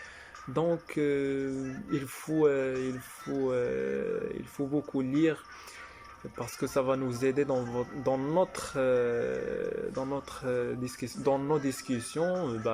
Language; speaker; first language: French; non-native, fluent; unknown